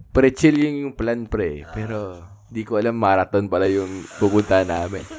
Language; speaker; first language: Filipino; non-native, local second language; Hiligaynon